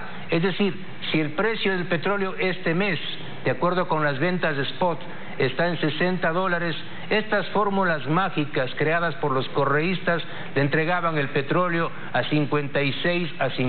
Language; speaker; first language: Spanish; native; Spanish